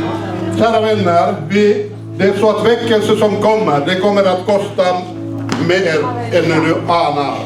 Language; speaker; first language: Swedish; non-native, fluent; Finnish